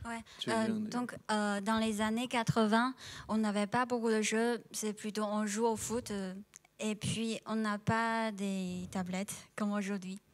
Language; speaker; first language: French; non-native, fluent; Chinese